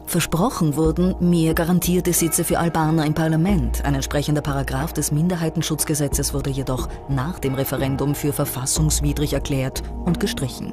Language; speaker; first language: German; native; German